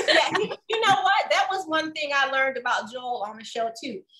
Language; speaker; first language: English; native; English